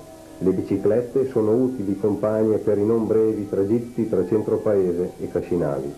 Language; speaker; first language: Italian; native; Italian